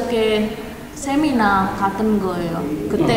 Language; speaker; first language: Korean; non-native, learner; Indonesian